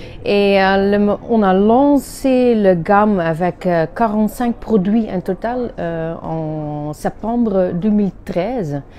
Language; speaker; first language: French; non-native, learner; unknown